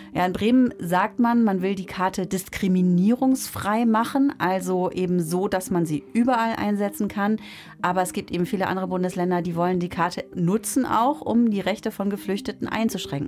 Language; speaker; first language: German; native; German